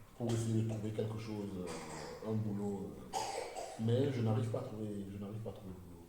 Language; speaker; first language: French; non-native, local second language; Basaa